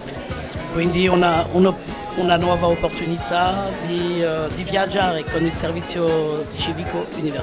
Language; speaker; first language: Italian; non-native, learner; French